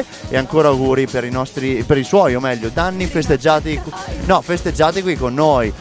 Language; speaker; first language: Italian; native; Italian